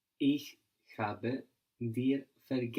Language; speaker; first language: German; non-native, learner; English